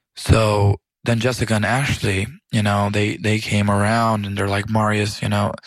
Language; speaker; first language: English; early bilingual, other home language; Romanian